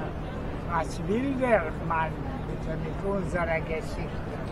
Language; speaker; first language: German; non-native, fluent; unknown